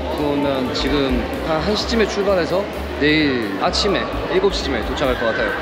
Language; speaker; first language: Korean; native; Korean